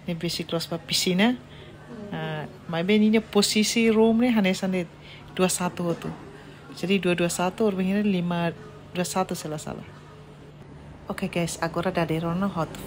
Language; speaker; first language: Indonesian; non-native, local second language; Tetum